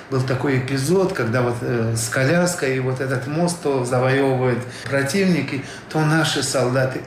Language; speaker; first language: Russian; non-native, local second language; Tajik